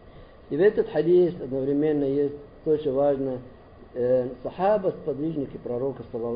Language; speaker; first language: Russian; non-native, learner; Arabic